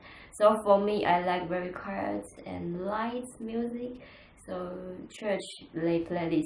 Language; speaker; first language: English; non-native, learner; Chinese